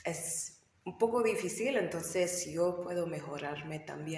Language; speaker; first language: Spanish; non-native, learner; English